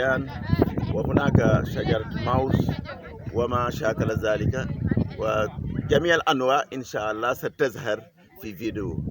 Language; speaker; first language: Arabic; non-native, fluent; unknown